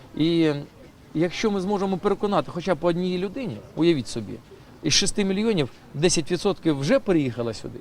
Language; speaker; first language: Ukrainian; non-native, local second language; Russian